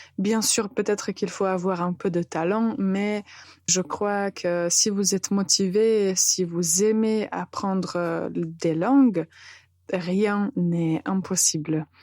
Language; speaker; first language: French; non-native, fluent; Serbian